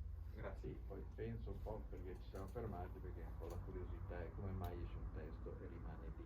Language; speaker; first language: Italian; native; Italian